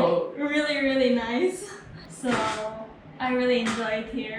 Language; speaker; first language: English; non-native, fluent; Hebrew